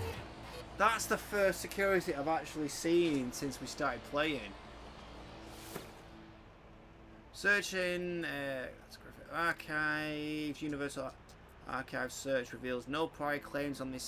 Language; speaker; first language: English; native; English